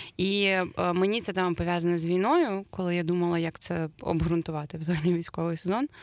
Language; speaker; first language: Ukrainian; native; Ukrainian